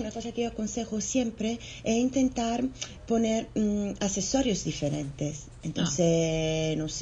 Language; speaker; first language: Spanish; non-native, fluent; Italian